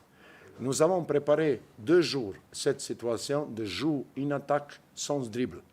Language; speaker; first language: French; non-native, fluent; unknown